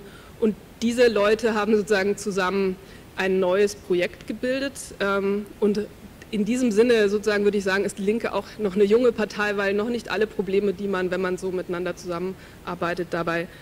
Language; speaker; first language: German; native; German